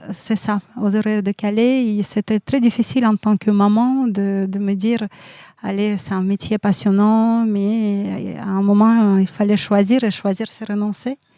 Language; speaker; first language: French; non-native, fluent; Russian